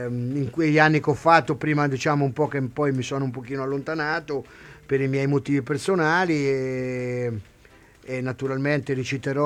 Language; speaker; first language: Italian; native; Italian